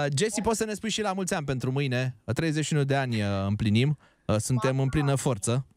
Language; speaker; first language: Romanian; native; Romanian